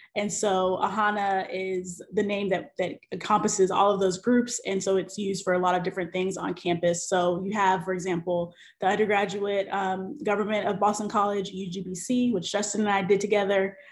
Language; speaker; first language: English; native; English